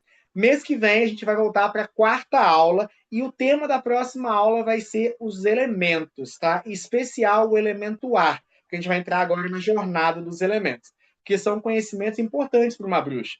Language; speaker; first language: Portuguese; native; Portuguese